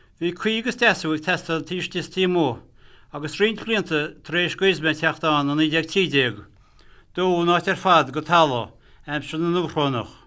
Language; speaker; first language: Irish; native; Irish